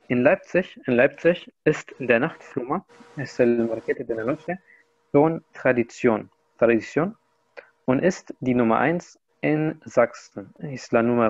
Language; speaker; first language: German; non-native, fluent; Spanish